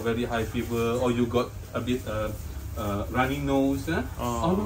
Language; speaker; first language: English; non-native, local second language; Malay